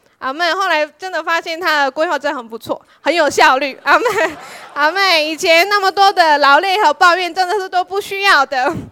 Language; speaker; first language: Chinese; non-native, fluent; Korean